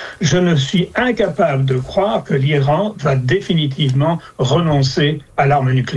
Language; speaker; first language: French; native; French